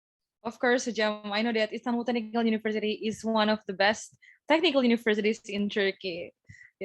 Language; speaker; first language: English; non-native, fluent; Indonesian